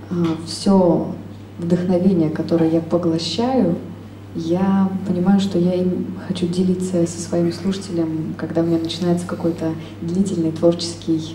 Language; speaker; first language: Russian; native; Russian